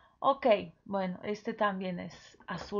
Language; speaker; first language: Spanish; non-native, fluent; Polish